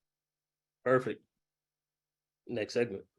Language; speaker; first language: English; native; English